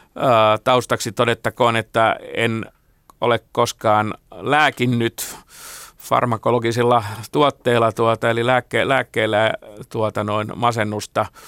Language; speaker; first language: Finnish; non-native, local second language; Swedish